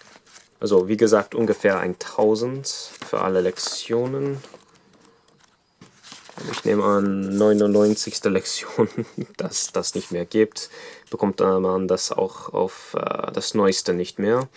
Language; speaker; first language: German; non-native, fluent; English